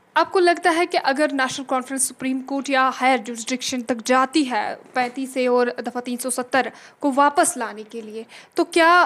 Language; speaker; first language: Hindi; non-native, local second language; Kashmiri